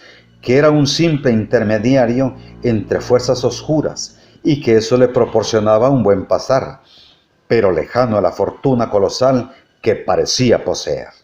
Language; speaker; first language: Spanish; native; Spanish